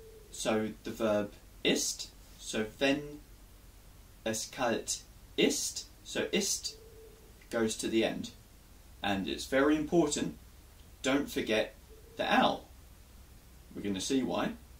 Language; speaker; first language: English; native; English